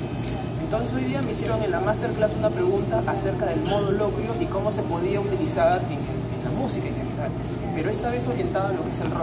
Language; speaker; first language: Spanish; native; Spanish